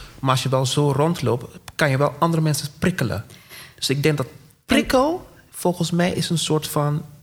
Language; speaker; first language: Dutch; non-native, local second language; Papiamento